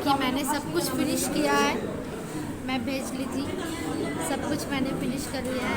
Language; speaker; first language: Hindi; native; Hindi